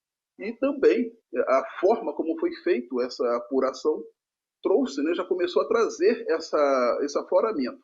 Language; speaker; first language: Portuguese; native; Portuguese